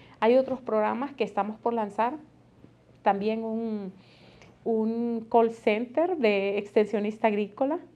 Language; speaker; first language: Spanish; native; Spanish